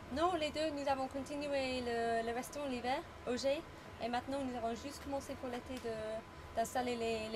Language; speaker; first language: French; non-native, learner; English